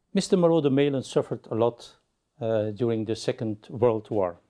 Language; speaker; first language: English; non-native, fluent; Dutch